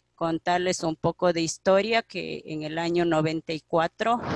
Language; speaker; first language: Spanish; non-native, local second language; Quechua